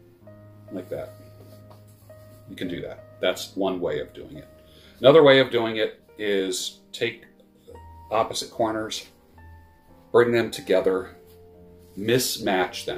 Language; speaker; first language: English; native; English